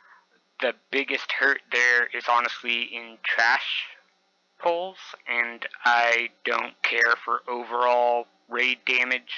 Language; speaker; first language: English; native; English